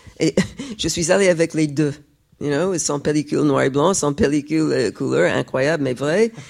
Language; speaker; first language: French; non-native, fluent; English